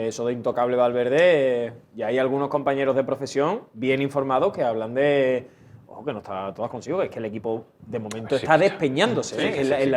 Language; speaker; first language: Spanish; native; Spanish